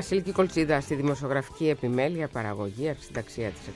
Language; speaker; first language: Greek; native; Greek